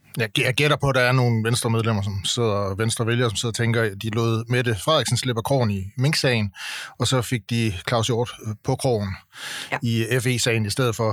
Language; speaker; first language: Danish; native; Danish